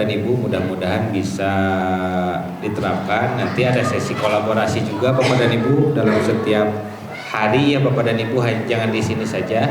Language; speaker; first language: Indonesian; native; Indonesian